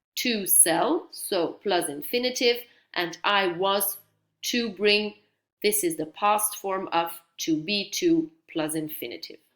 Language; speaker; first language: English; non-native, fluent; Dutch